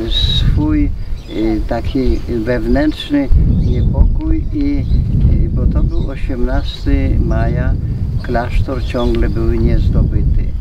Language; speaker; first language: Polish; native; Polish